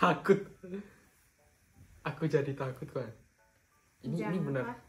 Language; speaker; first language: Indonesian; native; Indonesian